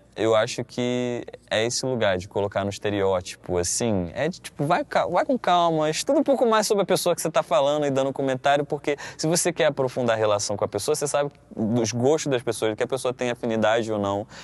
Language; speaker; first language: Portuguese; native; Portuguese